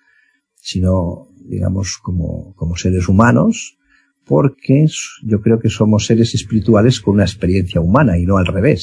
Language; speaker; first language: Spanish; native; Spanish